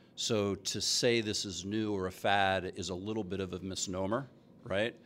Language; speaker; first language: English; native; English